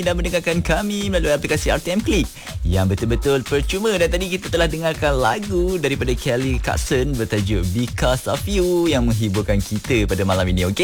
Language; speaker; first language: Malay; native; Malay